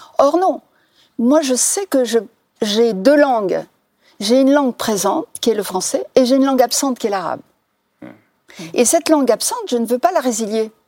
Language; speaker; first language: French; non-native, local second language; Arabic